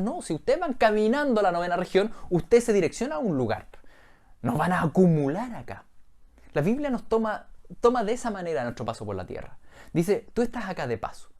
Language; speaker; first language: Spanish; native; Spanish